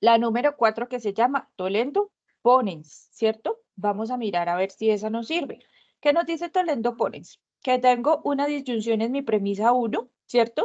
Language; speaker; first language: Spanish; native; Spanish